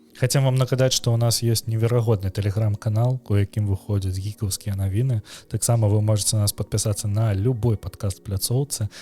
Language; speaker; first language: Belarusian; non-native, local second language; Russian